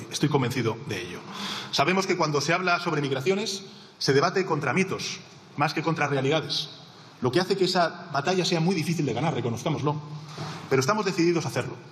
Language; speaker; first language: Spanish; native; Spanish